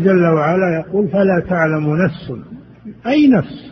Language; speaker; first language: Arabic; native; Arabic